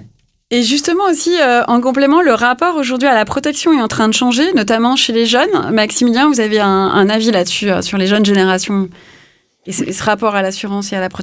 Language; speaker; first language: French; native; French